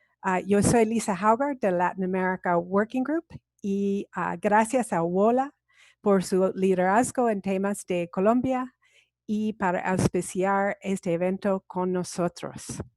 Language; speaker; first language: Spanish; non-native, fluent; English